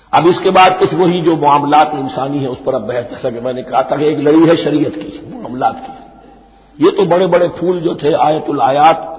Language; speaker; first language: Urdu; native; Urdu